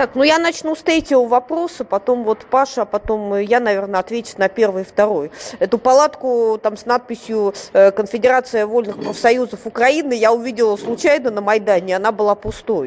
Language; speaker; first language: Russian; native; Russian